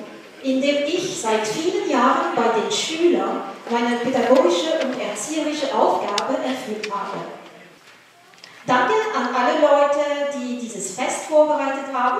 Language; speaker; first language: German; non-native, fluent; French